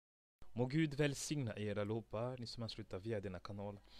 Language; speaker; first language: Swedish; non-native, fluent; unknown